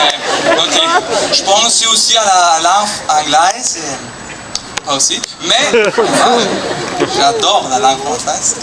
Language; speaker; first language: French; non-native, learner; German